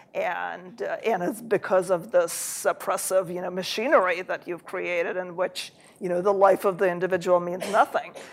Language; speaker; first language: English; early bilingual, other home language; Russian